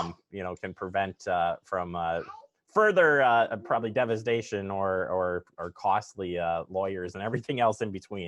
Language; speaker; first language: English; native; English